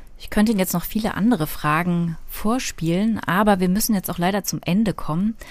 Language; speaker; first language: German; native; German